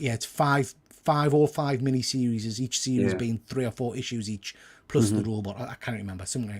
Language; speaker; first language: English; native; English